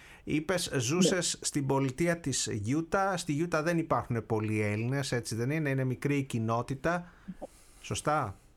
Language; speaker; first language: Greek; native; Greek